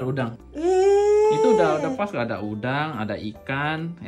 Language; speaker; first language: Indonesian; native; Indonesian